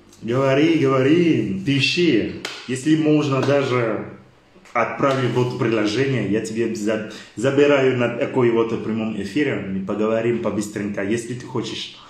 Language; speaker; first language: Russian; non-native, learner; French